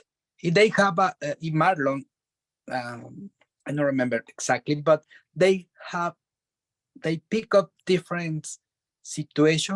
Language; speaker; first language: English; non-native, learner; Spanish